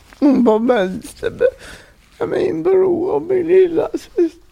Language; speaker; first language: Swedish; non-native, fluent; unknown